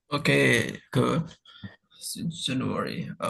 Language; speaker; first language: English; non-native, fluent; Indonesian